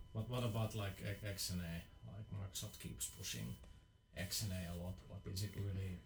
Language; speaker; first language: English; non-native, fluent; Finnish